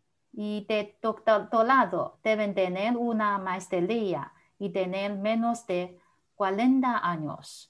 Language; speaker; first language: Spanish; non-native, fluent; Chinese